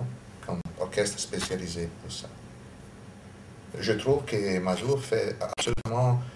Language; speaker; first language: French; non-native, learner; Italian